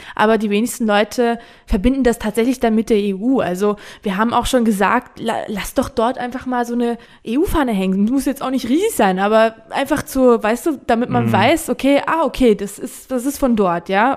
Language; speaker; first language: German; non-native, fluent; Georgian